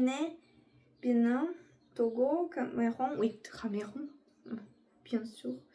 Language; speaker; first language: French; non-native, learner; Portuguese